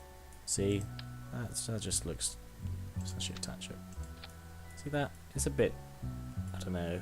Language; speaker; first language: English; native; English